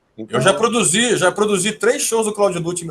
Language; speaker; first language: Portuguese; native; Portuguese